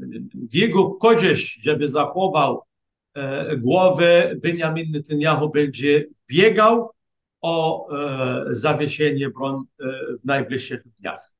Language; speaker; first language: Polish; non-native, fluent; Arabic